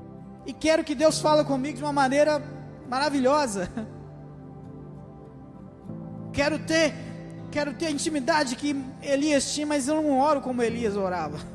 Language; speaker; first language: Portuguese; native; Portuguese